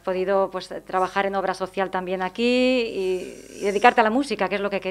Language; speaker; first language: Spanish; native; Spanish